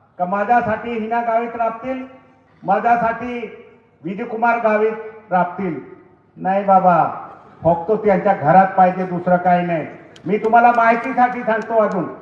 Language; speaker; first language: Marathi; non-native, local second language; Bhili